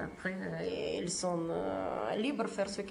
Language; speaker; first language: French; non-native, fluent; Russian